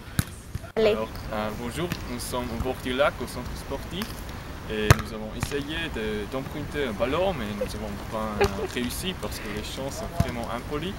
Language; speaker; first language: French; non-native, fluent; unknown